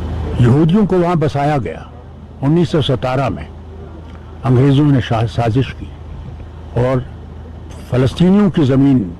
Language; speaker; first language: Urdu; non-native, local second language; Kashmiri